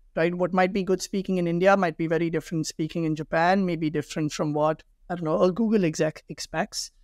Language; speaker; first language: English; non-native, local second language; Hindi